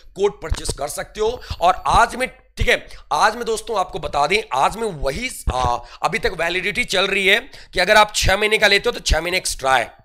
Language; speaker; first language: Hindi; native; Hindi